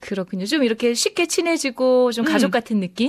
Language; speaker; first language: Korean; native; Korean